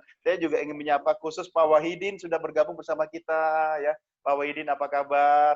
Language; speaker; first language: Indonesian; native; Indonesian